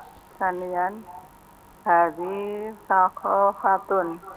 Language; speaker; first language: Arabic; non-native, learner; Indonesian